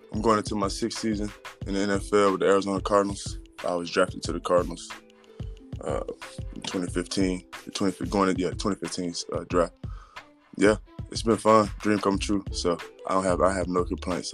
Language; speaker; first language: English; native; English